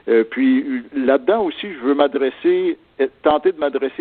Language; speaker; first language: French; native; French